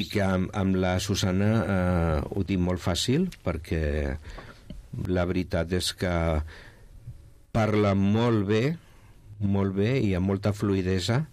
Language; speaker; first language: Catalan; non-native, local second language; Spanish